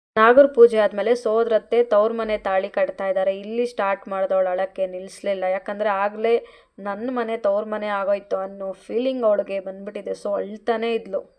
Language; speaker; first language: Kannada; non-native, local second language; Telugu